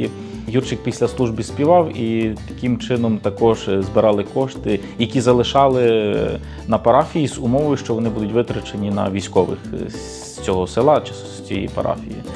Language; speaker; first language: Ukrainian; native; Ukrainian